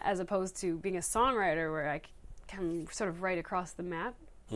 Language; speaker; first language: English; native; English